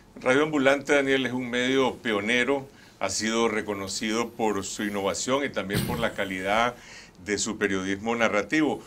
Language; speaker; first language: Spanish; native; Spanish